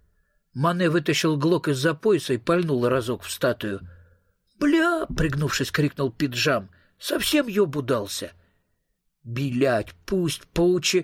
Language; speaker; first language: Russian; native; Russian